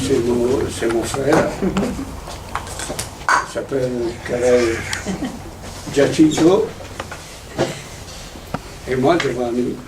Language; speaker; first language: French; non-native, fluent; Italian